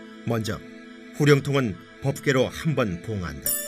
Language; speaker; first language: Korean; native; Korean